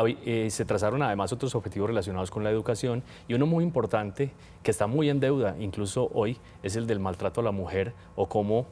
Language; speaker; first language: Spanish; native; Spanish